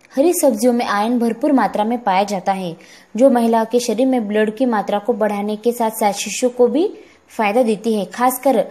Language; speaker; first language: Hindi; non-native, local second language; Marathi